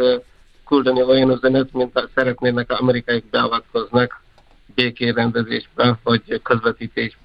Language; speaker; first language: Hungarian; non-native, fluent; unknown